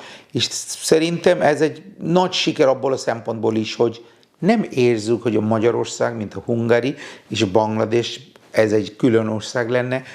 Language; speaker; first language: Hungarian; non-native, fluent; Bangla